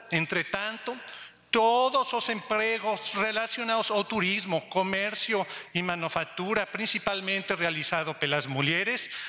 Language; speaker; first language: Portuguese; non-native, learner; Spanish